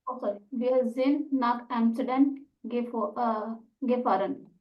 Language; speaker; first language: German; non-native, learner; Urdu